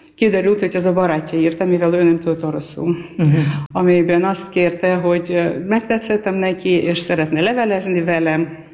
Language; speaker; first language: Hungarian; non-native, fluent; Armenian